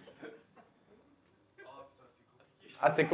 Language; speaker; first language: French; early bilingual, heritage; French